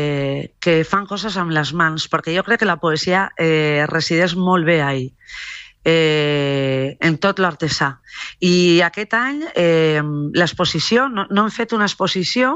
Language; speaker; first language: Catalan; non-native, local second language; Spanish